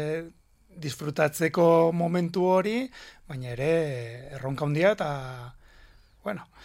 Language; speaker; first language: Basque; non-native, local second language; Spanish